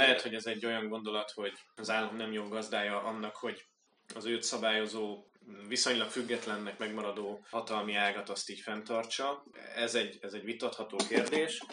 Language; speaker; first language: Hungarian; native; Hungarian